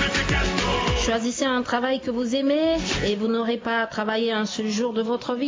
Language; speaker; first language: French; non-native, local second language; Sango